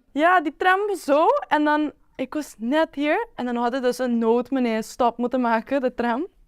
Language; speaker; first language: Dutch; non-native, local second language; Papiamento